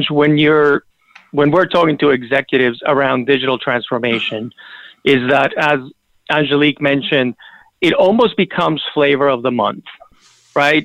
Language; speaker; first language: English; non-native, fluent; Spanish